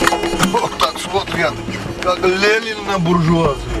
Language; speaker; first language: Russian; non-native, fluent; Georgian